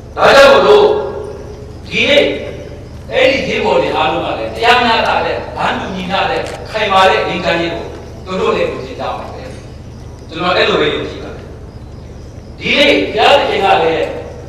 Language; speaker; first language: Burmese; non-native, local second language; Kachin